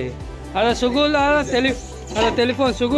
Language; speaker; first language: Arabic; non-native, learner; Telugu